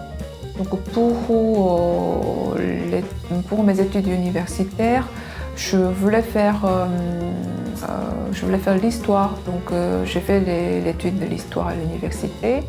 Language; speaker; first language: French; non-native, fluent; Korean